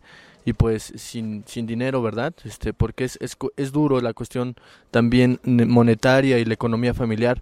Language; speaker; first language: Spanish; native; Spanish